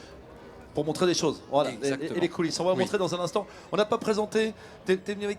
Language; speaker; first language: French; native; French